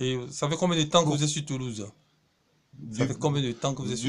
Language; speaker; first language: French; native; French